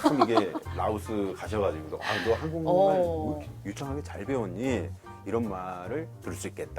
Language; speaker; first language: Korean; native; Korean